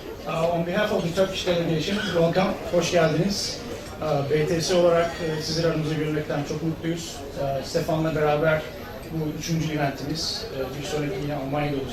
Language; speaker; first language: Turkish; native; Turkish